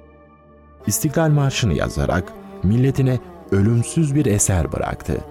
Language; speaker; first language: Turkish; native; Turkish